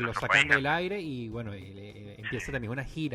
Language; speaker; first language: Spanish; native; Spanish